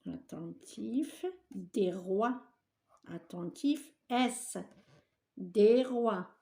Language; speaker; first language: French; non-native, local second language; Arabic